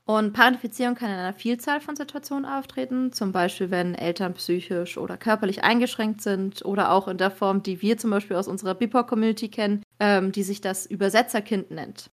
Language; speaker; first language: German; early bilingual, other home language; Persian